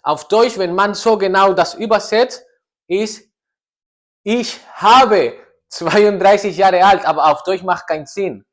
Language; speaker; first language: German; non-native, learner; Spanish